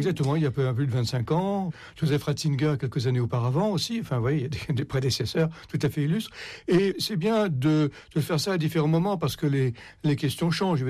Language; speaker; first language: French; native; French